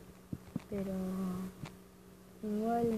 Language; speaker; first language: Spanish; early bilingual, heritage; Spanish